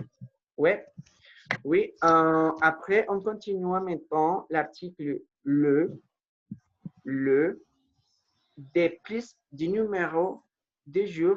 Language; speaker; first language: French; non-native, fluent; Spanish